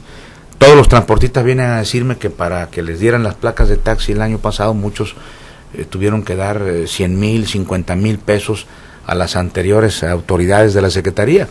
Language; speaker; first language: Spanish; native; Spanish